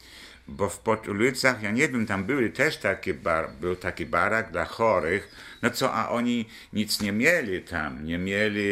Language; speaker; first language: Polish; non-native, local second language; German